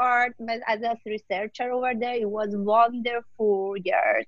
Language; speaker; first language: English; non-native, learner; Persian